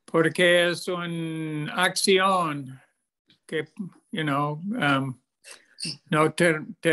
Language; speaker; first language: Spanish; non-native, learner; English